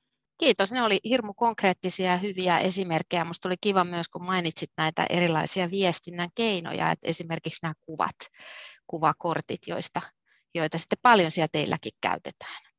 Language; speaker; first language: Finnish; native; Finnish